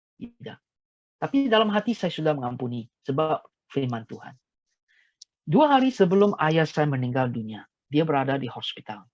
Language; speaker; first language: Malay; non-native, local second language; Chinese